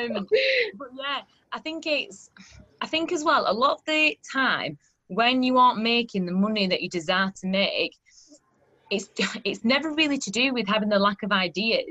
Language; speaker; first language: English; native; English